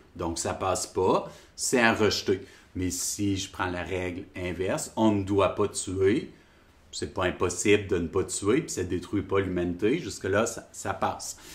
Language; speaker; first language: French; native; French